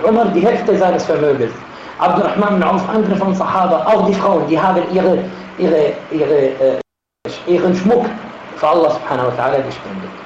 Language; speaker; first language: German; non-native, fluent; Arabic